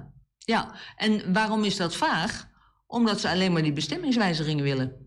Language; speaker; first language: Dutch; native; Dutch